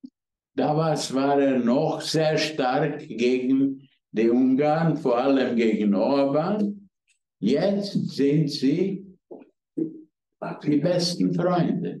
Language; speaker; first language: German; non-native, fluent; Hungarian